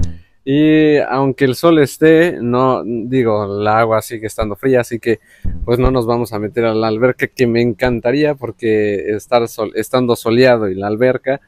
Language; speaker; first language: Spanish; native; Spanish